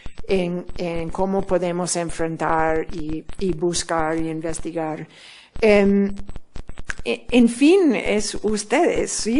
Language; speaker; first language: Spanish; non-native, fluent; English